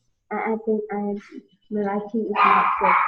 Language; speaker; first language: English; non-native, learner; Vietnamese